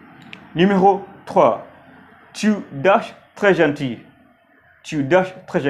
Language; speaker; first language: French; non-native, fluent; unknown